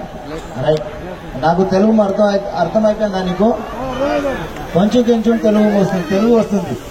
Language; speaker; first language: Telugu; non-native, learner; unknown